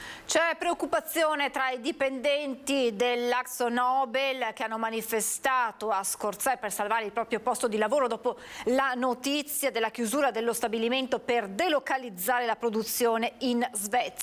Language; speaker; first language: Italian; native; Italian